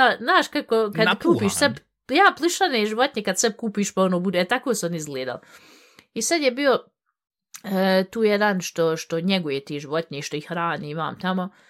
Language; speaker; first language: Bosnian; early bilingual, heritage; Bosnian